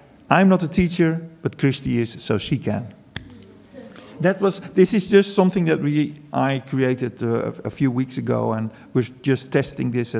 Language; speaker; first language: English; non-native, fluent; Dutch